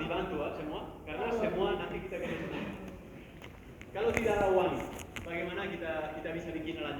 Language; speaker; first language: Indonesian; non-native, learner; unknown